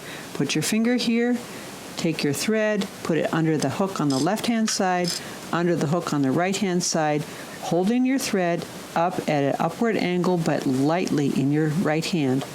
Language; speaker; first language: English; native; English